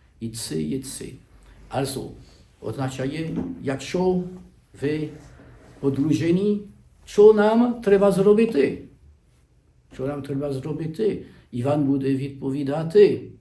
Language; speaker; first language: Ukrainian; non-native, learner; French